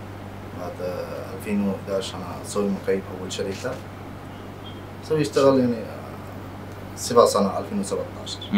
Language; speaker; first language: Arabic; non-native, learner; Bangla